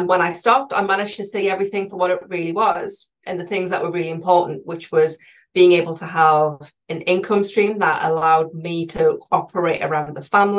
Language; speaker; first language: English; native; English